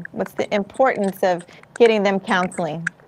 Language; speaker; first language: English; native; English